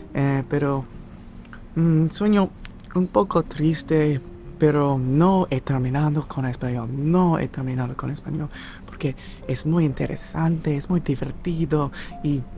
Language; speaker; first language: Spanish; non-native, learner; English